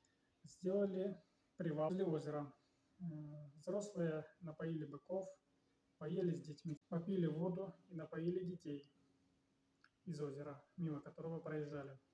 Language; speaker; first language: Russian; native; Russian